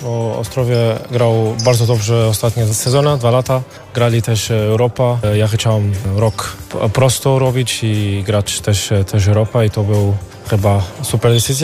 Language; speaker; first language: Polish; non-native, learner; Portuguese